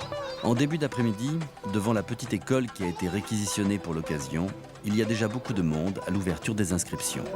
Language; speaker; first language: French; native; French